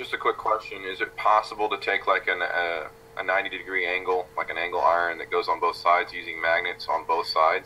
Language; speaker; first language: English; native; English